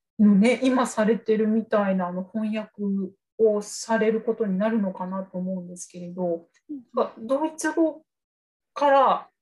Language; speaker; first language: Japanese; native; Japanese